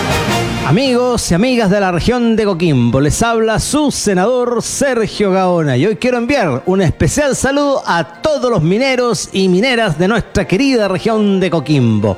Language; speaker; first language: Spanish; native; Spanish